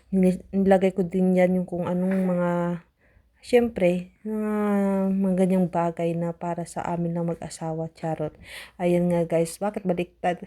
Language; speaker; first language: Filipino; non-native, local second language; Cebuano